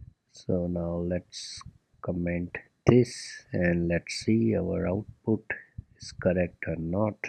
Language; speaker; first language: English; non-native, local second language; Gujarati